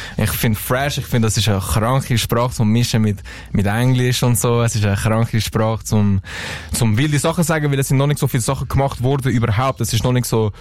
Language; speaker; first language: German; non-native, local second language; French